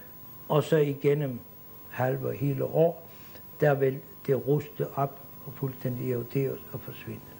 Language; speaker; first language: Danish; native; Danish